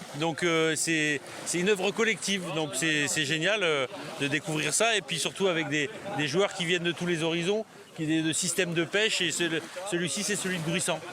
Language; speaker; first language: French; native; French